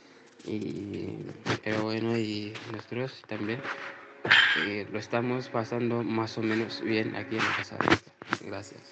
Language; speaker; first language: Spanish; non-native, learner; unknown